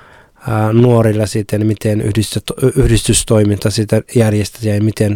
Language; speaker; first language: Finnish; non-native, fluent; Somali